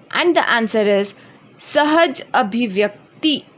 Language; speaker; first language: Hindi; non-native, local second language; Marathi